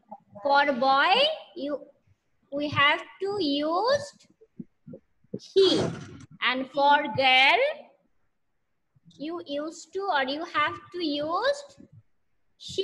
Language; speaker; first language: English; non-native, learner; Bangla